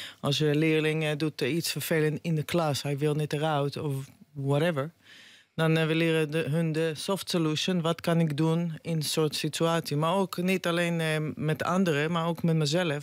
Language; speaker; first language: Dutch; non-native, fluent; Hebrew